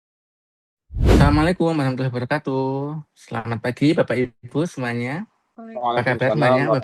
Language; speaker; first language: Indonesian; native; Indonesian